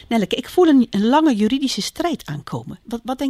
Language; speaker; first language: Dutch; native; Dutch